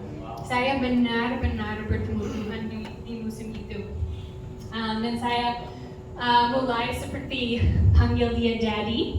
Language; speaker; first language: Indonesian; non-native, fluent; English